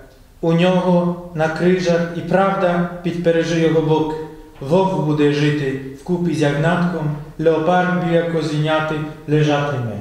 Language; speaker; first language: Ukrainian; non-native, fluent; Polish